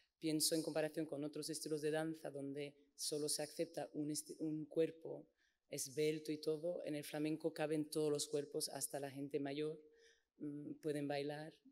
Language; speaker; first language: Spanish; non-native, fluent; English